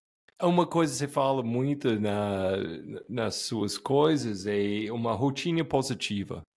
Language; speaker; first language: Portuguese; non-native, fluent; English